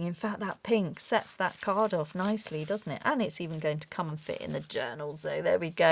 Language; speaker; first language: English; native; English